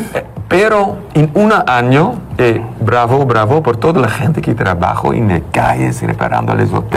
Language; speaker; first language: Spanish; non-native, learner; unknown